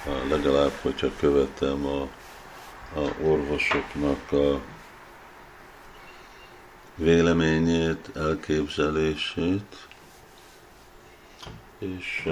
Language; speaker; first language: Hungarian; early bilingual, heritage; Hungarian